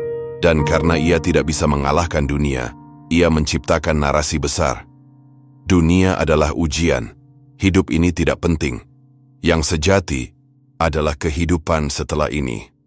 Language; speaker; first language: Indonesian; native; Indonesian